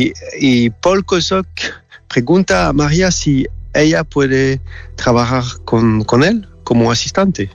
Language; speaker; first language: Spanish; non-native, learner; French